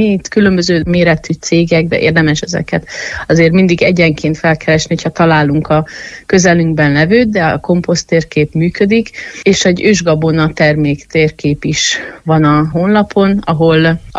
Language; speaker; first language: Hungarian; native; Hungarian